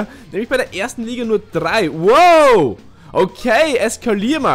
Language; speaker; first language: German; native; German